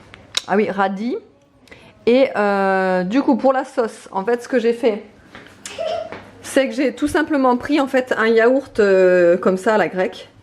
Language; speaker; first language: French; native; French